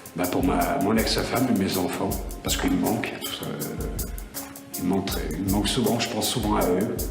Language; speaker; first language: French; native; French